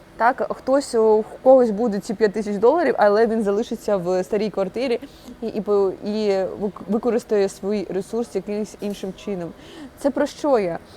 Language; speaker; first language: Ukrainian; non-native, local second language; Russian